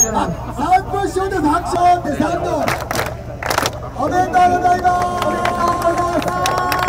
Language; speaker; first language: Japanese; native; Japanese